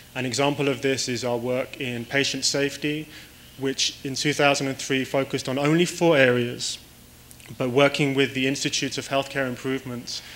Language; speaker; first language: English; native; English